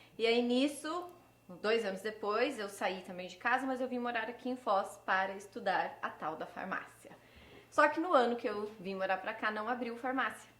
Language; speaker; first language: Portuguese; early bilingual, heritage; Portuguese